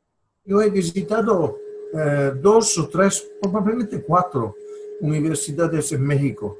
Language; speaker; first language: Spanish; non-native, fluent; Italian